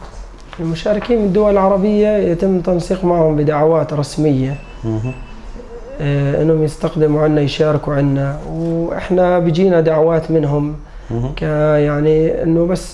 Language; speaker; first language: Arabic; native; Arabic